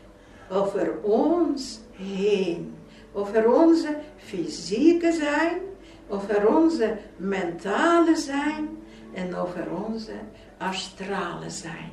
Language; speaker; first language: Dutch; non-native, fluent; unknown